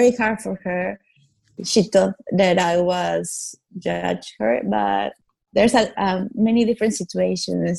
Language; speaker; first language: English; non-native, fluent; Italian